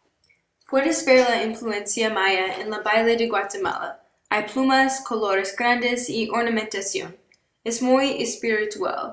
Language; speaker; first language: Spanish; non-native, learner; English